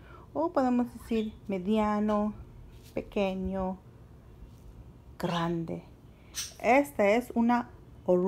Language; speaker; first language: Spanish; early bilingual, heritage; Spanish